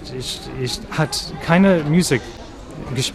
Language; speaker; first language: German; non-native, learner; English